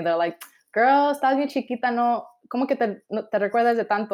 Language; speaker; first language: Spanish; early bilingual, heritage; Spanish